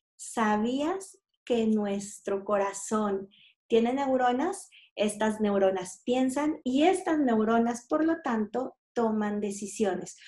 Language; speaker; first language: Spanish; native; Spanish